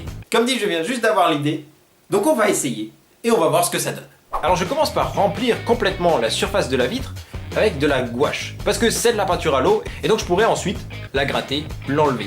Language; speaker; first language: French; native; French